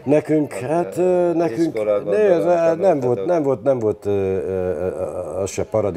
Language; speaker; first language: Hungarian; early bilingual, other home language; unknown